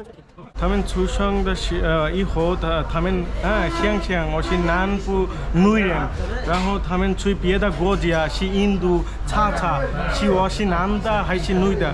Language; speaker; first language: Chinese; non-native, learner; Bangla